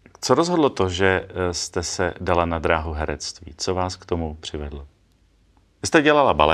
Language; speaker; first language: Czech; native; Czech